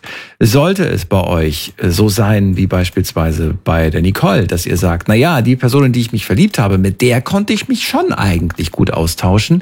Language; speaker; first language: German; native; German